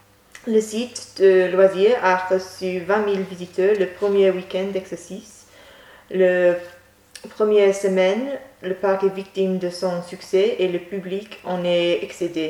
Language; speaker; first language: French; non-native, learner; English